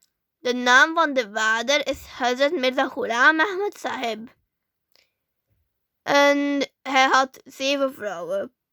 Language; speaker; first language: Dutch; early bilingual, other home language; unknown